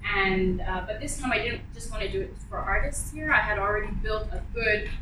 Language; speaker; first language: English; early bilingual, other home language; Arabic